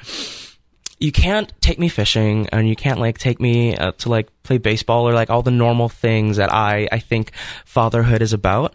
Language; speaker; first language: English; native; English